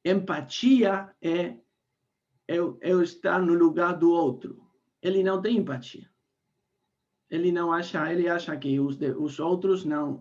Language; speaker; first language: Portuguese; non-native, fluent; Spanish